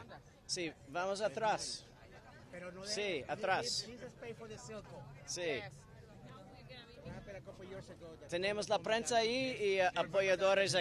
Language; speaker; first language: Spanish; non-native, learner; English